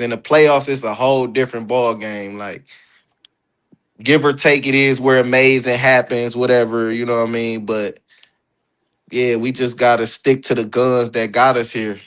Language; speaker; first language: English; native; English